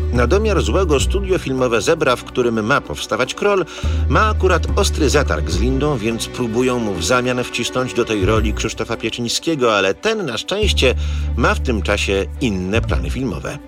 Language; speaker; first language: Polish; native; Polish